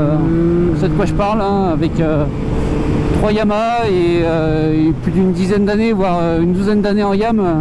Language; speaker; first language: French; native; French